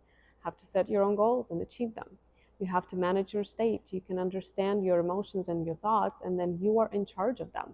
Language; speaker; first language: English; non-native, fluent; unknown